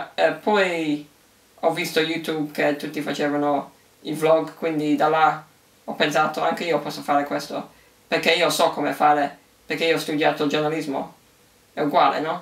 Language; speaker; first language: Italian; early bilingual, heritage; English